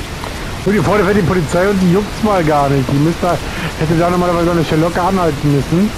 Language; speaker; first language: German; native; German